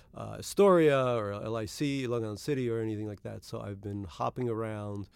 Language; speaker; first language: English; native; English